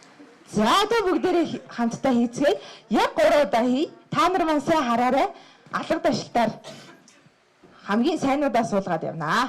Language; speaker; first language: Mongolian; native; Mongolian